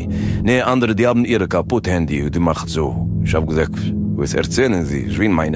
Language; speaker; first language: German; non-native, learner; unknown